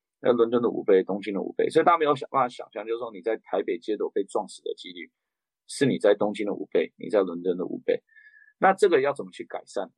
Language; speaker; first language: Chinese; early bilingual, heritage; Chinese